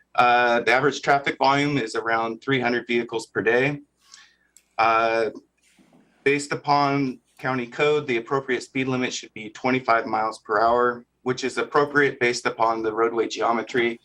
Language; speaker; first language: English; native; English